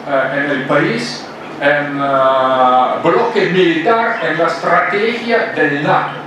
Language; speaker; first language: Spanish; non-native, fluent; Russian